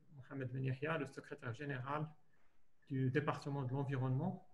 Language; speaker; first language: French; non-native, local second language; Arabic